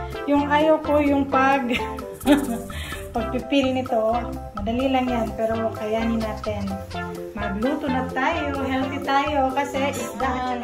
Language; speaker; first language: Filipino; non-native, local second language; Cebuano